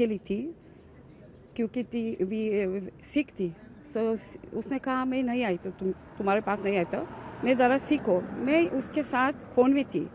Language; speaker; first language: Hindi; early bilingual, heritage; Hindi